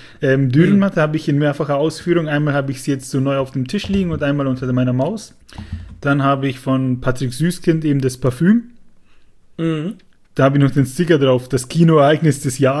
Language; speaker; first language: German; native; German